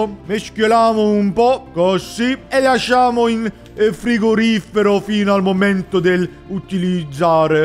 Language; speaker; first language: Italian; non-native, learner; English